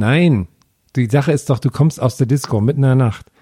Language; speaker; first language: German; native; German